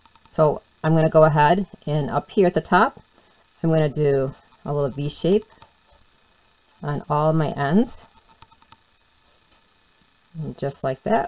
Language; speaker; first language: English; native; English